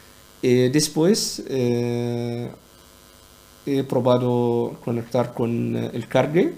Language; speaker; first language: Spanish; non-native, learner; Arabic